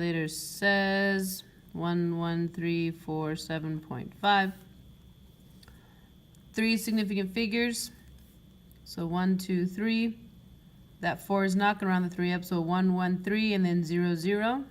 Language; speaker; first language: English; native; English